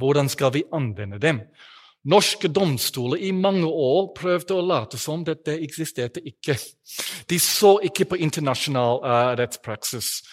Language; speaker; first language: Norwegian; non-native, fluent; English